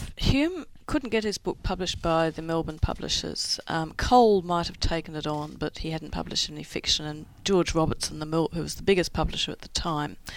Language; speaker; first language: English; native; English